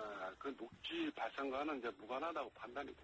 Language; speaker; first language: Korean; native; Korean